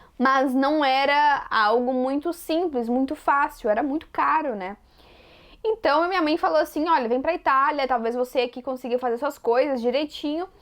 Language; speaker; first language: Portuguese; native; Portuguese